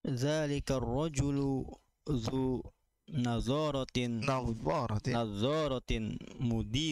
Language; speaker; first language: Arabic; non-native, learner; Indonesian